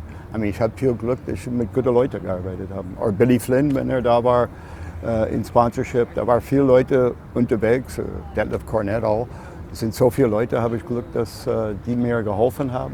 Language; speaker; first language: German; non-native, fluent; English